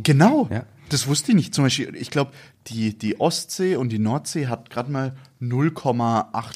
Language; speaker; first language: German; native; German